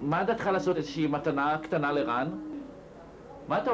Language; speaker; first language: Hebrew; native; Hebrew